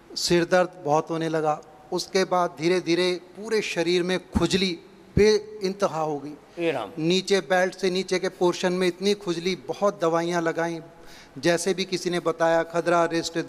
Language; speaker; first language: Hindi; native; Hindi